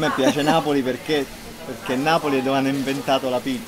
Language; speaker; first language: Italian; native; Italian